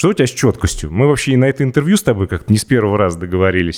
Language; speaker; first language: Russian; native; Russian